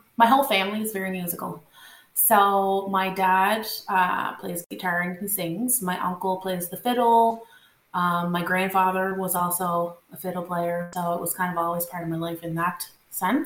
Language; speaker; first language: English; non-native, local second language; French